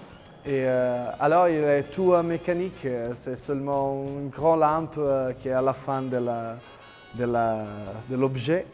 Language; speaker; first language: French; non-native, learner; Italian